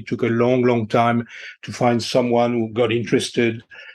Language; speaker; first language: English; non-native, fluent; French